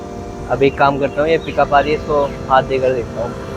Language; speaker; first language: Hindi; native; Hindi